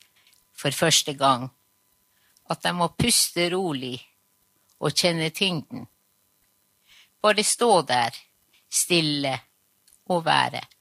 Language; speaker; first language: Norwegian; non-native, local second language; Northern Sami